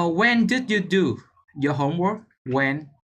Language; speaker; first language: English; non-native, fluent; Vietnamese